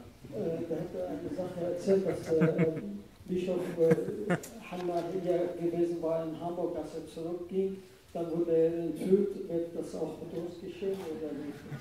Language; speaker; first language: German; non-native, fluent; Arabic